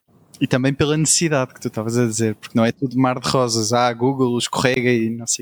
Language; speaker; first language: Portuguese; native; Portuguese